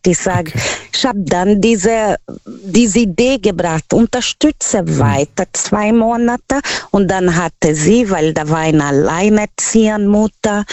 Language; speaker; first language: German; non-native, learner; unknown